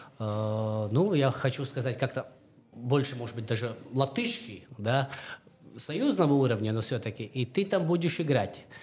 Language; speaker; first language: Russian; non-native, local second language; Latvian